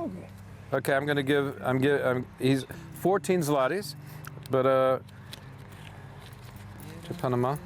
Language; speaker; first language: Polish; non-native, learner; English